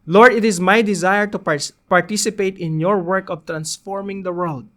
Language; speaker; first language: English; non-native, local second language; Filipino